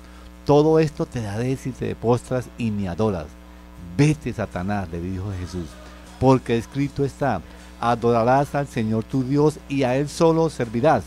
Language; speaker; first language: Spanish; native; Spanish